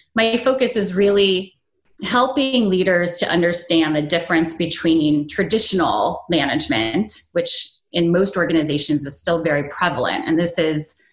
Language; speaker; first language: English; native; English